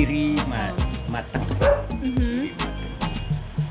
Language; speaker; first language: Indonesian; non-native, local second language; Balinese